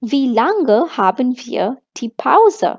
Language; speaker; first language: German; non-native, fluent; Hindi